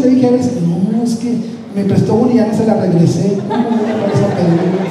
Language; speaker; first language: Spanish; native; Spanish